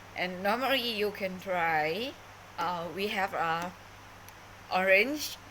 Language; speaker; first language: English; non-native, learner; Thai